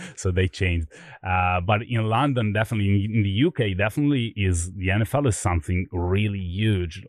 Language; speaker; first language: English; non-native, fluent; Italian